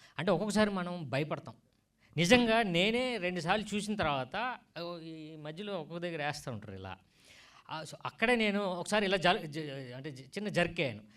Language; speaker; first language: Telugu; native; Telugu